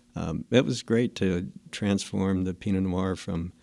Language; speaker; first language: English; native; English